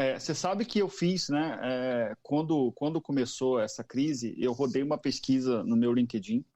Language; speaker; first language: Portuguese; native; Portuguese